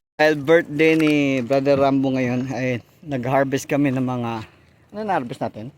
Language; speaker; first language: Filipino; non-native, local second language; Hiligaynon